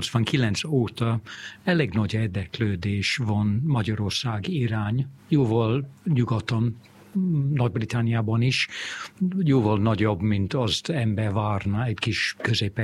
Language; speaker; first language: Hungarian; non-native, fluent; English